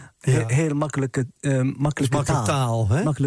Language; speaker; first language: Dutch; non-native, fluent; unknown